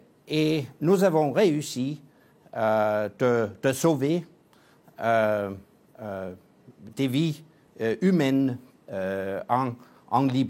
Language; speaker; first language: French; non-native, fluent; Danish